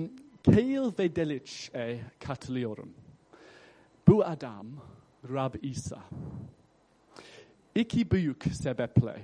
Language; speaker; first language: Turkish; non-native, fluent; English